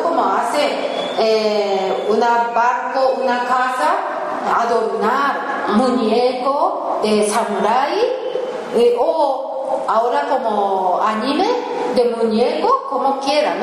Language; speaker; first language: Spanish; non-native, learner; Japanese